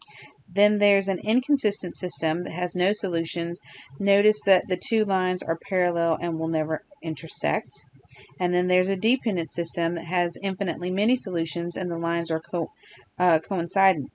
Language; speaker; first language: English; native; English